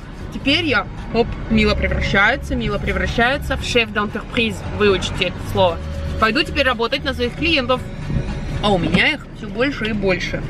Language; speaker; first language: Russian; native; Russian